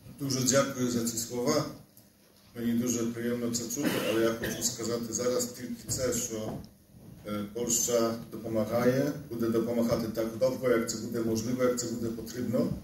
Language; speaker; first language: Ukrainian; non-native, fluent; Polish